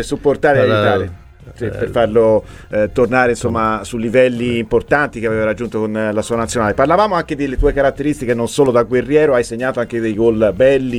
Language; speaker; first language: Italian; native; Italian